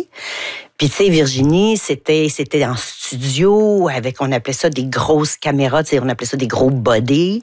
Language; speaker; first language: French; native; French